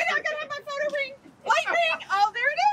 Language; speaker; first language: English; native; English